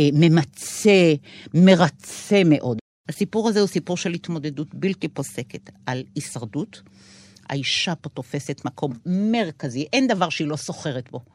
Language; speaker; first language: Hebrew; native; Hebrew